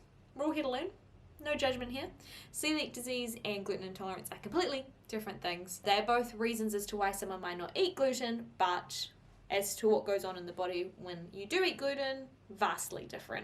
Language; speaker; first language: English; native; English